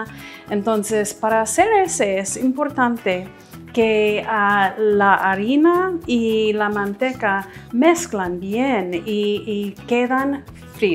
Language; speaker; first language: Spanish; non-native, fluent; English